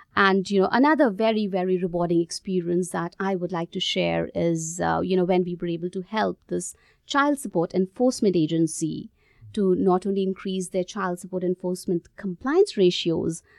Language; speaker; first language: English; non-native, local second language; Hindi